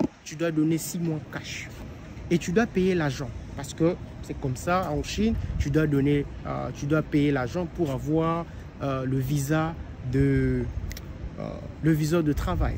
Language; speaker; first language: French; non-native, local second language; Lingala